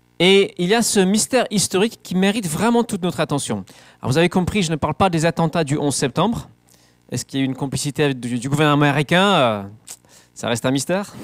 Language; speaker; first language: French; non-native, fluent; English